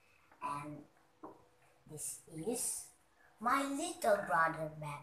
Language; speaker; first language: English; non-native, learner; Indonesian